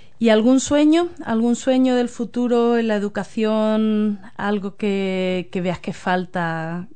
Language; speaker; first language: Spanish; native; Spanish